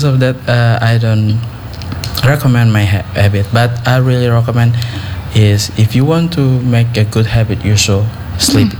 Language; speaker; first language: English; non-native, learner; Indonesian